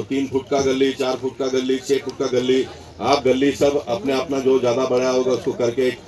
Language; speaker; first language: Hindi; non-native, local second language; Marathi